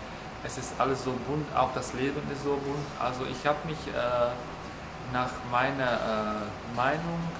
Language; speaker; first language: German; non-native, fluent; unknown